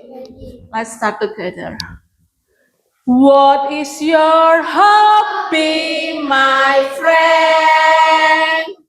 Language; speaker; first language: English; non-native, learner; Indonesian